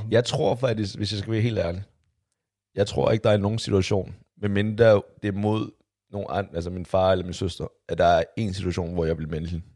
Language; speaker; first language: Danish; early bilingual, other home language; Chinese